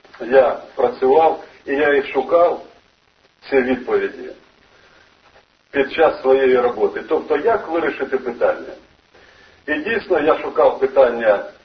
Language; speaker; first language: Ukrainian; non-native, local second language; Russian